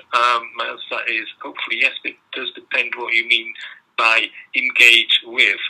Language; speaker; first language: English; non-native, fluent; Dutch